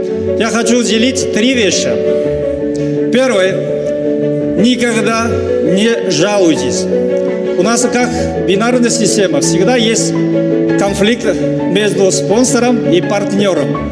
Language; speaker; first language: Russian; non-native, learner; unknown